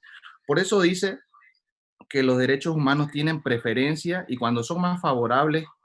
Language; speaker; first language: Spanish; native; Spanish